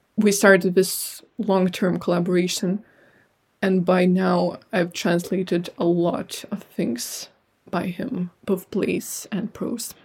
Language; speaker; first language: English; non-native, fluent; Lithuanian